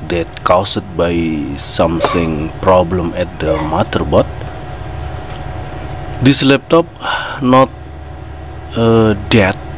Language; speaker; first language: English; non-native, learner; Indonesian